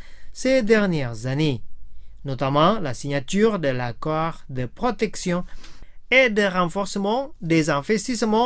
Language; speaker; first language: French; non-native, fluent; Indonesian